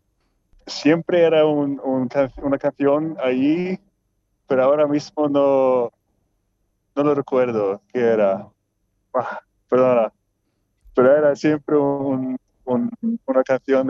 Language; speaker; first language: Spanish; non-native, fluent; Swedish